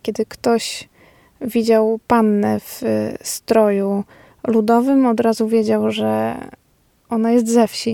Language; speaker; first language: Polish; native; Polish